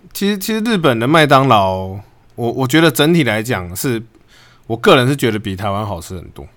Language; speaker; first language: Chinese; native; Chinese